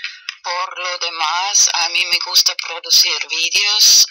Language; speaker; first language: Spanish; non-native, fluent; German